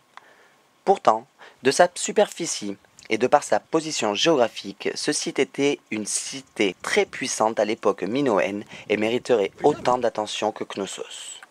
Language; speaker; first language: French; native; French